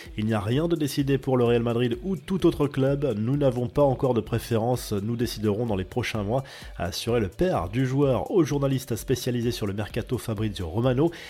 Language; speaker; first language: French; native; French